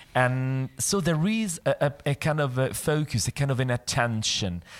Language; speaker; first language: English; non-native, fluent; Italian